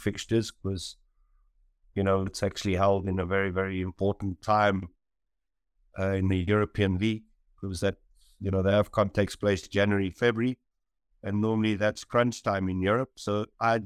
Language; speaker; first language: English; native; English